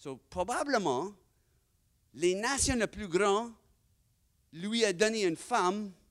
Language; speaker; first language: French; non-native, fluent; English